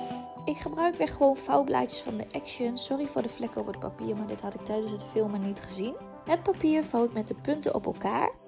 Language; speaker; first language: Dutch; native; Dutch